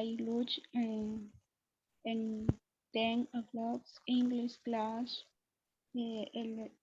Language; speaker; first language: English; non-native, learner; Spanish